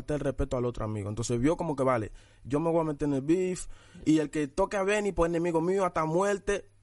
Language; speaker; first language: Spanish; early bilingual, other home language; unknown